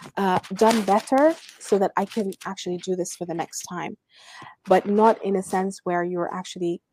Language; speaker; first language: English; non-native, fluent; Arabic